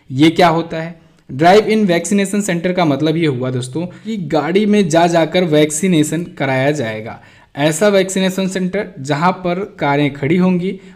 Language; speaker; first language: Hindi; native; Hindi